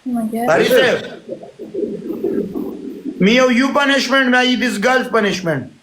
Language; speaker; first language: English; non-native, learner; Pashto